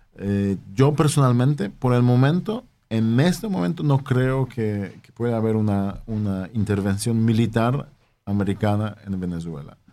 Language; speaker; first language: Spanish; non-native, fluent; Polish